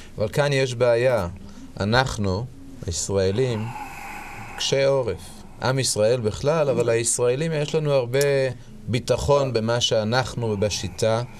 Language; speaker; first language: Hebrew; native; Hebrew